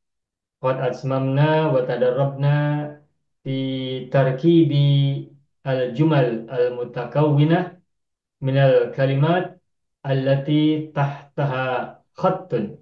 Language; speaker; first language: Arabic; non-native, fluent; Indonesian